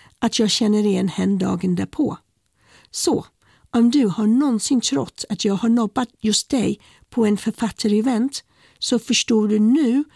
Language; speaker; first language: Swedish; non-native, fluent; English